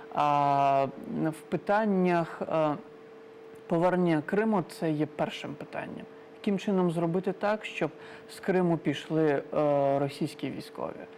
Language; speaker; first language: Ukrainian; non-native, local second language; Crimean Tatar